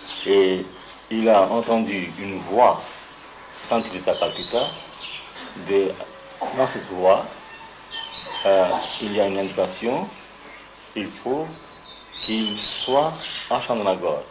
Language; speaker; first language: French; non-native, fluent; Bangla